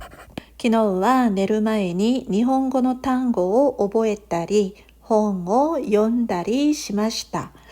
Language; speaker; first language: Japanese; non-native, fluent; Korean